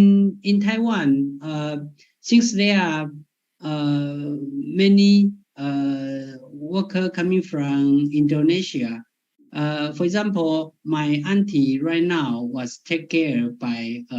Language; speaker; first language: English; non-native, fluent; Chinese